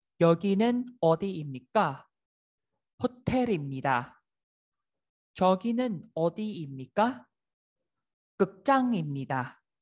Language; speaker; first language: Korean; non-native, fluent; Vietnamese